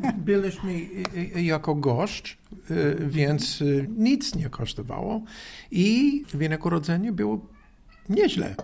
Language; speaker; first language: Polish; non-native, learner; English